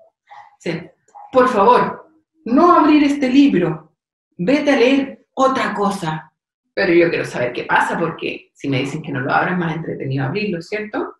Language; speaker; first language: Spanish; native; Spanish